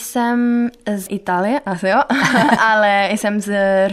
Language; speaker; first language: Czech; non-native, learner; Italian